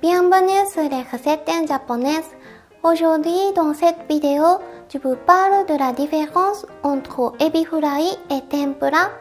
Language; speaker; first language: French; non-native, learner; Japanese